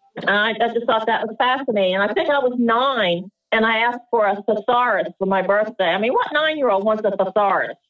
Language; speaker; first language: English; native; English